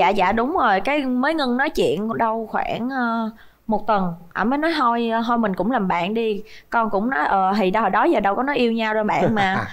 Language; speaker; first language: Vietnamese; native; Vietnamese